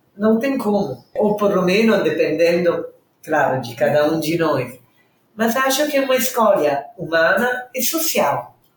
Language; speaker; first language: Portuguese; non-native, fluent; Italian